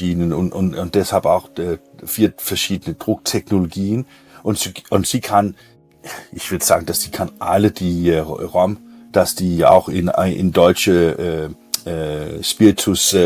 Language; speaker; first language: German; non-native, learner; Danish